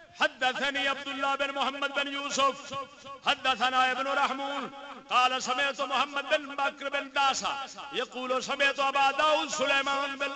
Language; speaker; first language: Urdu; non-native, local second language; Saraiki